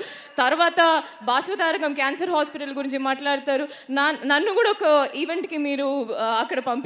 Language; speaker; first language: Telugu; non-native, learner; Malayalam